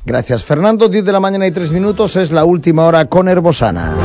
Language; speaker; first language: Spanish; native; Spanish